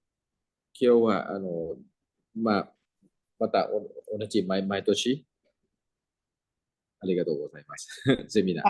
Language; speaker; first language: Japanese; non-native, fluent; Thai